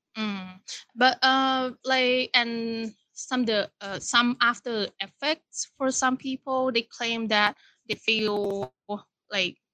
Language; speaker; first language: English; non-native, fluent; Thai